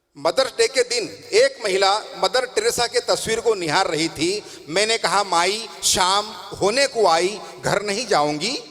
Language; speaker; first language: Hindi; non-native, local second language; Tamil